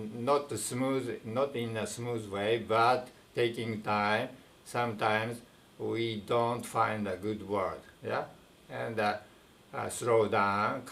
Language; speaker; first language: English; non-native, fluent; Japanese